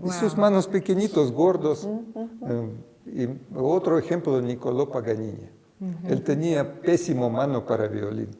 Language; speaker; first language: Spanish; non-native, fluent; Russian